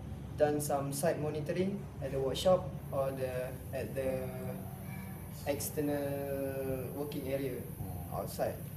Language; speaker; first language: English; non-native, local second language; Malay